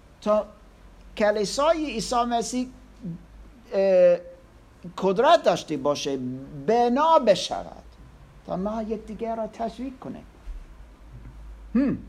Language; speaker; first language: Persian; non-native, learner; English